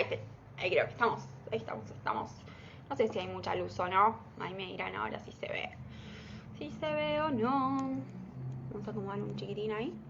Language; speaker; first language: Spanish; native; Spanish